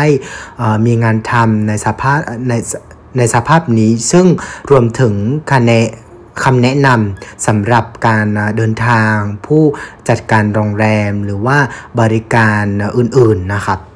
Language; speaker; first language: Thai; non-native, fluent; Vietnamese